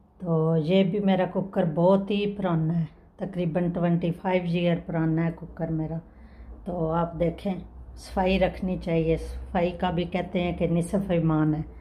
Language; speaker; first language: Urdu; native; Urdu